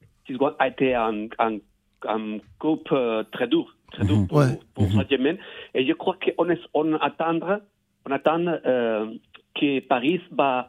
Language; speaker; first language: French; non-native, learner; Spanish